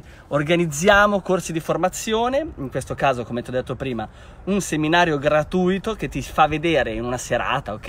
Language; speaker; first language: Italian; native; Italian